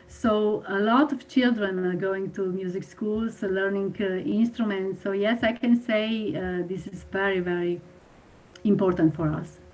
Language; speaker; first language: English; non-native, fluent; Slovenian